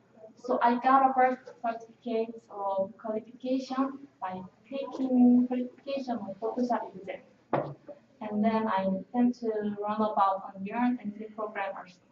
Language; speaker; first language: English; non-native, learner; Korean